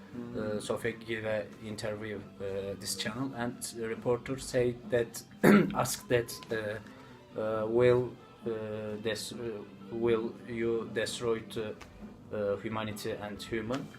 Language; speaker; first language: English; non-native, learner; Turkish